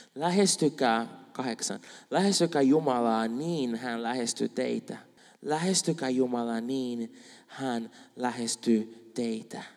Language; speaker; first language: Finnish; non-native, fluent; Spanish